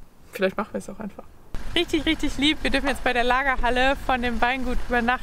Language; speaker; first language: German; native; German